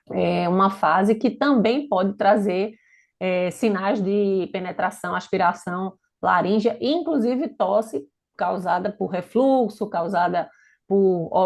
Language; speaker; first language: Portuguese; native; Portuguese